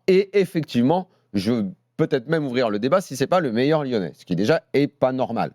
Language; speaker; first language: French; native; French